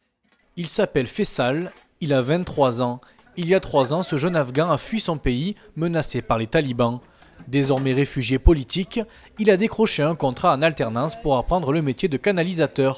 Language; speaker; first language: French; native; French